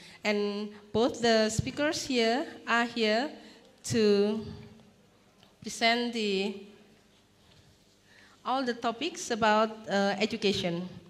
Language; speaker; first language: English; non-native, fluent; Indonesian